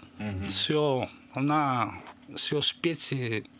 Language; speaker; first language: Russian; non-native, learner; Italian